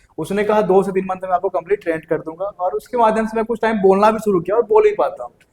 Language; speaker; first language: Hindi; native; Hindi